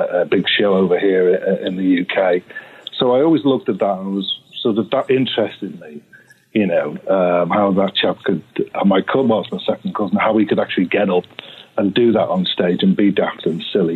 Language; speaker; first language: English; native; English